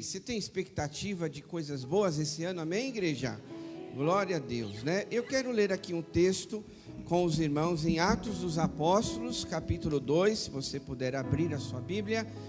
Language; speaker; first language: Portuguese; native; Portuguese